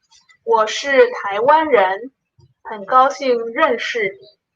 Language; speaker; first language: Chinese; non-native, learner; Polish